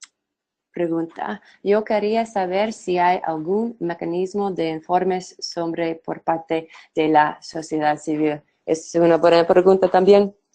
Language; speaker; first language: Spanish; non-native, fluent; English